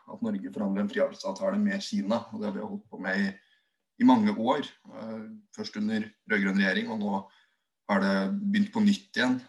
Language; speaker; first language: Norwegian; native; Norwegian